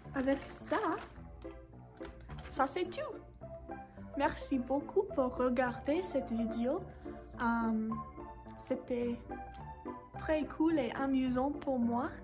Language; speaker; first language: French; non-native, learner; English